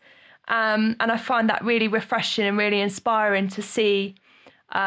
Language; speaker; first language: English; native; English